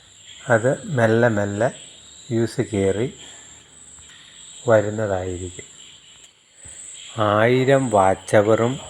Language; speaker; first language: Malayalam; native; Malayalam